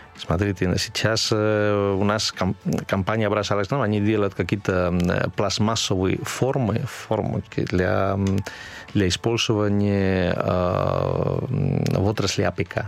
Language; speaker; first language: Russian; non-native, fluent; Spanish